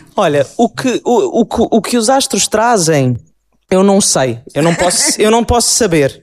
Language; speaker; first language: Portuguese; native; Portuguese